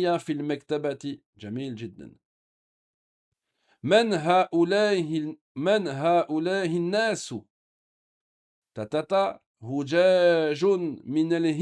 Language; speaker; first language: Arabic; non-native, fluent; French